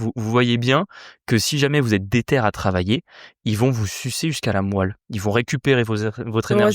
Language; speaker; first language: French; native; French